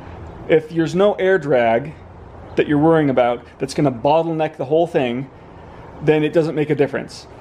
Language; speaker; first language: English; native; English